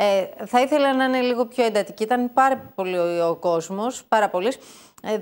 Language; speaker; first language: Greek; native; Greek